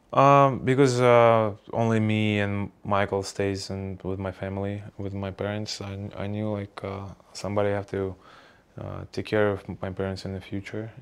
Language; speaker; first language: English; non-native, learner; Russian